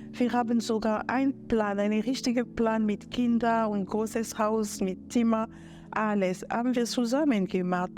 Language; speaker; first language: German; non-native, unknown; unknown